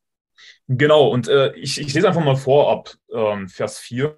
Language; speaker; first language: German; native; German